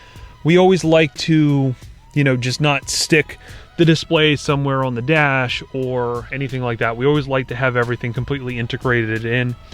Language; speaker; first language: English; native; English